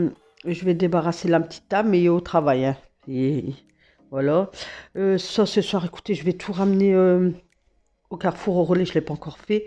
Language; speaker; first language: French; native; French